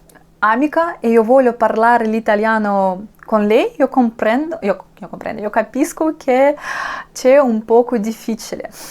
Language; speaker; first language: Italian; non-native, learner; Russian